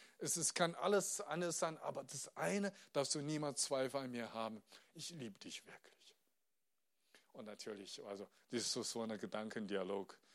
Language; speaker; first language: German; non-native, fluent; Chinese